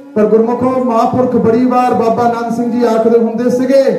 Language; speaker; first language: Punjabi; early bilingual, heritage; Punjabi